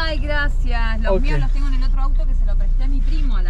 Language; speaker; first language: Spanish; native; Spanish